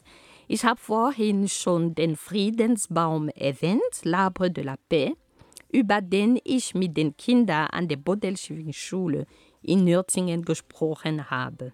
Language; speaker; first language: German; non-native, fluent; Ghomala